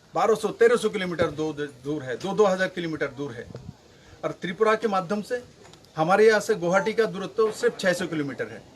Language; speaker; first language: Hindi; non-native, local second language; Bangla